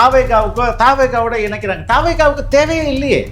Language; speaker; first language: Tamil; native; Tamil